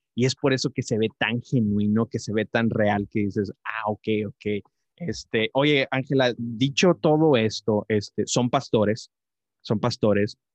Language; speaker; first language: Spanish; native; Spanish